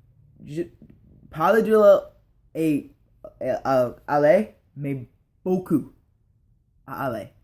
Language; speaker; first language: French; non-native, learner; English